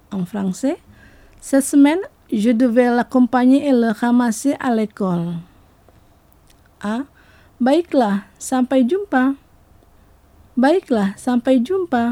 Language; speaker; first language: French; non-native, fluent; Indonesian